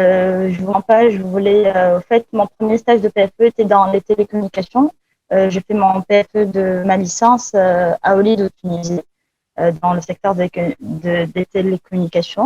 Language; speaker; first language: French; non-native, local second language; Arabic